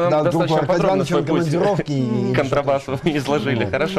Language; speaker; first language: Russian; native; Russian